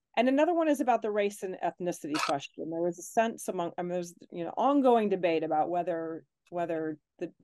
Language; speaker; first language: English; native; English